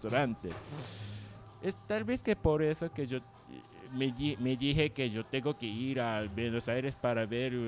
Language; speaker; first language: Spanish; non-native, learner; Japanese